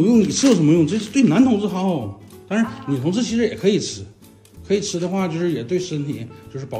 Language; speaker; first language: Chinese; native; Chinese